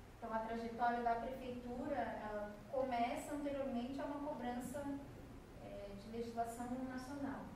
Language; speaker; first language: Portuguese; native; Portuguese